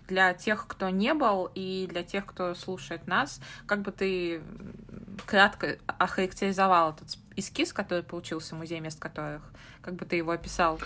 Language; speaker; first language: Russian; native; Russian